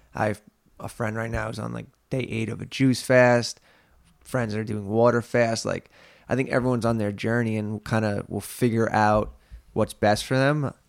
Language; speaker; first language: English; native; English